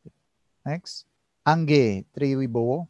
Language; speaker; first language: English; non-native, learner; Indonesian